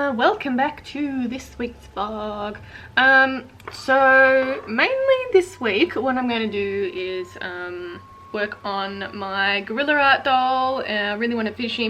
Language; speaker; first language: English; native; English